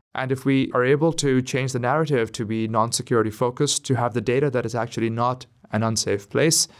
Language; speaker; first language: English; non-native, local second language; Urdu